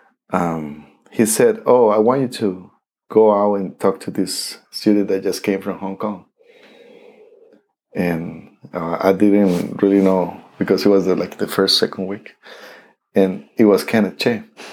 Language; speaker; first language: English; non-native, fluent; Spanish